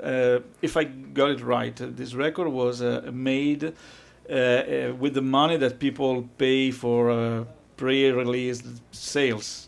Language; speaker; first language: English; non-native, fluent; Italian